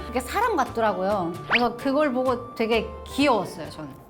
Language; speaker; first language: Korean; non-native, fluent; Kazakh